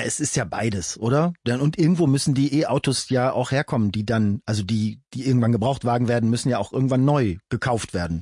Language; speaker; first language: German; native; German